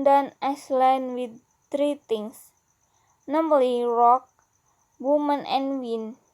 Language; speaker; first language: English; non-native, learner; Indonesian